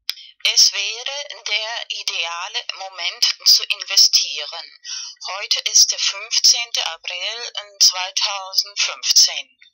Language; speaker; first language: German; non-native, fluent; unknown